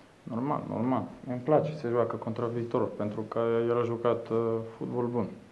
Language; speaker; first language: Romanian; non-native, learner; Bulgarian